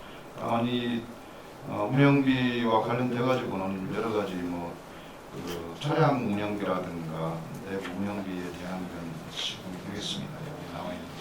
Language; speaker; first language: Korean; native; Korean